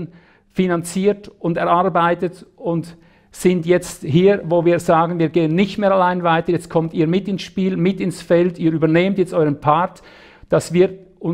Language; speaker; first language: German; native; German